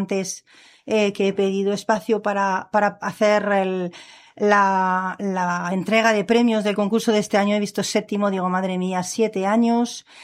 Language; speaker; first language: Spanish; non-native, fluent; French